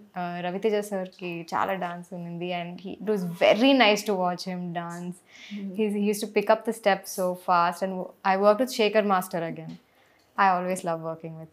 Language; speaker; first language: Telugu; non-native, local second language; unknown